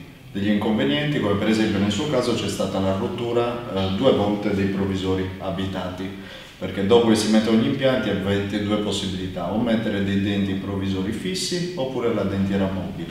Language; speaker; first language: Italian; native; Italian